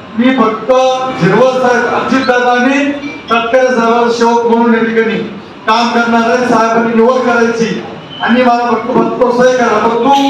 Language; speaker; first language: Marathi; native; Marathi